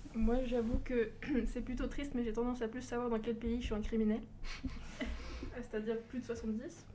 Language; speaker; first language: French; early bilingual, other home language; Portuguese